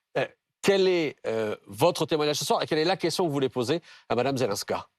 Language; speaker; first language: French; native; French